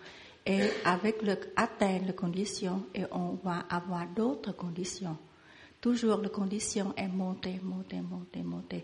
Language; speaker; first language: French; non-native, learner; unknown